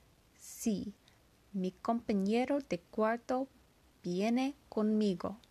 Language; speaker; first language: Spanish; non-native, learner; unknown